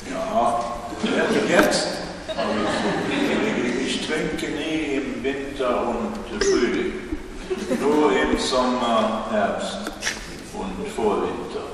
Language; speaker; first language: German; non-native, learner; Swedish